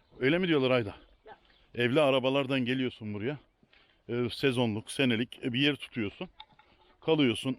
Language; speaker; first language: Turkish; early bilingual, heritage; Turkish